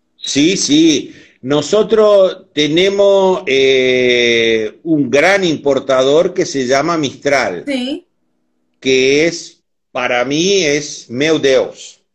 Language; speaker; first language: Portuguese; non-native, learner; Spanish